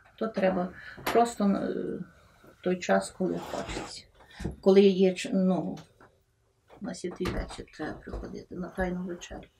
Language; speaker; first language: Ukrainian; native; Ukrainian